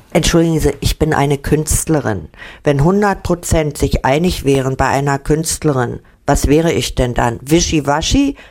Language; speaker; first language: German; native; German